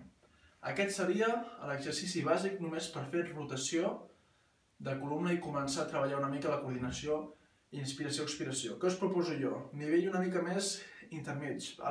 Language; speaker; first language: Catalan; native; Catalan